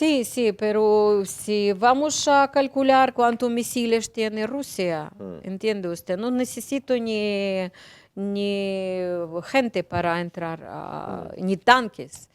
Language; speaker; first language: Spanish; non-native, learner; Ukrainian